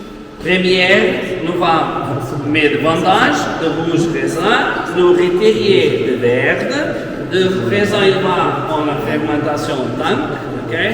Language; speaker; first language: French; non-native, learner; Portuguese